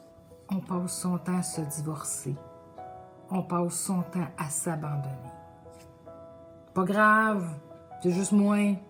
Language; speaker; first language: French; native; French